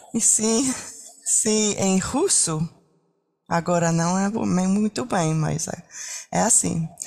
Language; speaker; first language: Portuguese; non-native, learner; French